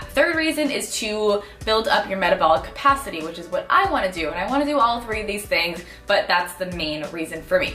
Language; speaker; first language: English; native; English